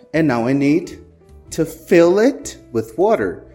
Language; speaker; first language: English; non-native, fluent; Portuguese